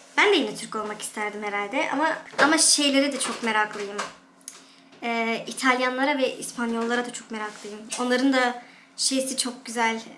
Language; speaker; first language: Turkish; early bilingual, heritage; Turkish